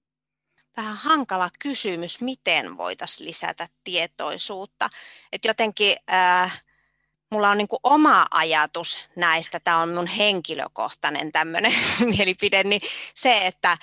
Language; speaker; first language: Finnish; native; Finnish